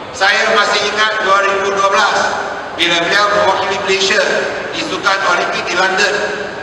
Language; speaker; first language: Malay; non-native, local second language; Chinese